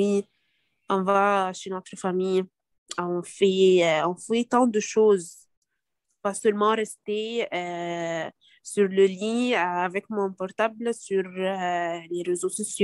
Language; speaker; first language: French; non-native, learner; Arabic